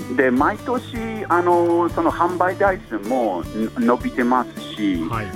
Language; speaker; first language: Japanese; non-native, fluent; English